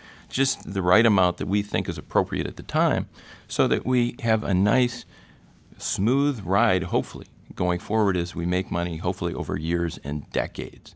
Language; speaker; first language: English; native; English